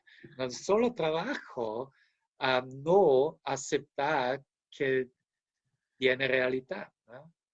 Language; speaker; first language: Spanish; non-native, fluent; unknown